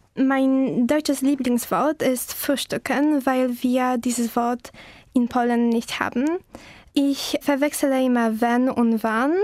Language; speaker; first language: German; non-native, learner; Polish